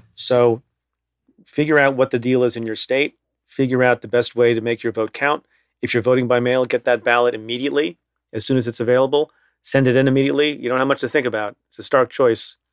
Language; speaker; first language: English; early bilingual, other home language; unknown